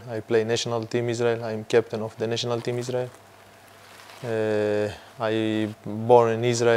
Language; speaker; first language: English; non-native, fluent; Hebrew